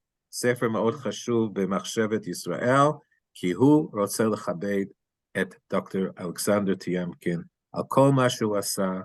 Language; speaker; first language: Hebrew; non-native, fluent; English